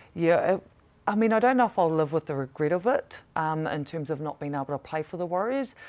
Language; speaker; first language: English; native; English